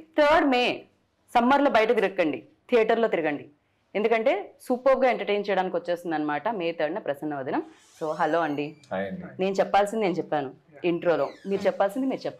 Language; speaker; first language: Telugu; native; Telugu